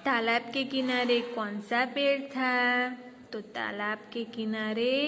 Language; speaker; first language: Hindi; non-native, local second language; Gujarati